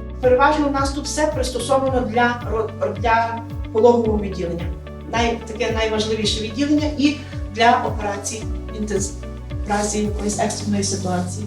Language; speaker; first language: Ukrainian; native; Ukrainian